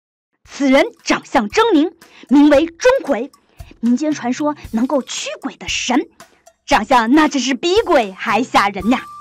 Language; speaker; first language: Chinese; native; Chinese